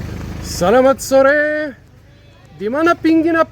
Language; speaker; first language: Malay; non-native, learner; German